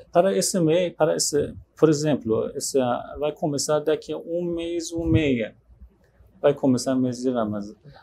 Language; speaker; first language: Portuguese; non-native, fluent; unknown